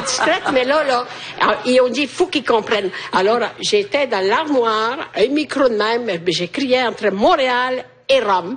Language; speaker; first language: French; native; French